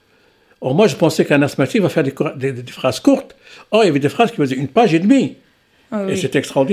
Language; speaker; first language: French; non-native, local second language; Arabic